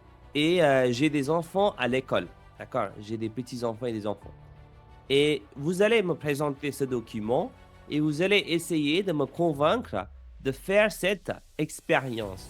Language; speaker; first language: French; non-native, fluent; English